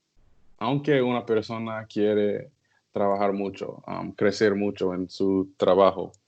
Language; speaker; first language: Spanish; non-native, learner; English